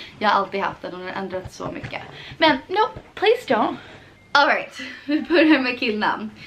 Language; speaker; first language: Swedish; early bilingual, heritage; Swedish